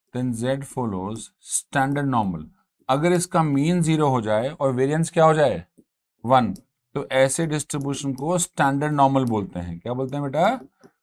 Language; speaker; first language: Hindi; native; Hindi